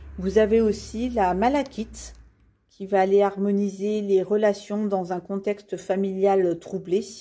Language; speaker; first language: French; native; French